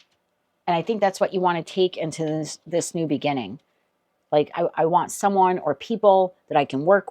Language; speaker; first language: English; native; English